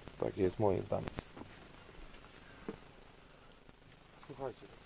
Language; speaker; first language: Polish; native; Polish